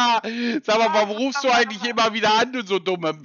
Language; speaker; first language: German; native; German